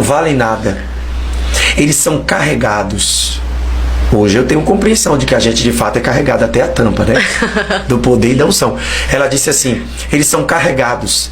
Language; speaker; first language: Portuguese; native; Portuguese